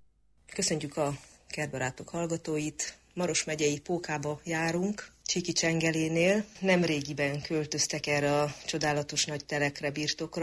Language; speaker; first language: Hungarian; native; Hungarian